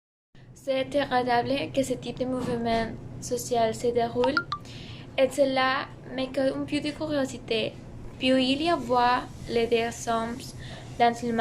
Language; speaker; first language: French; non-native, learner; Spanish